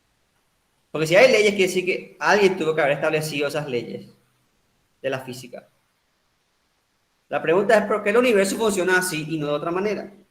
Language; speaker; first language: Spanish; native; Spanish